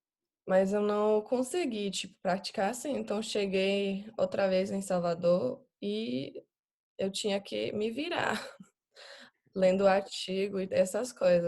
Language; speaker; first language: Portuguese; non-native, fluent; English